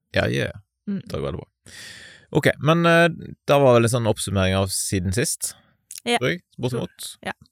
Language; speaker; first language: Norwegian; native; Norwegian